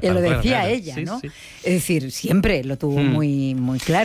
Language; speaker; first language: Spanish; native; Spanish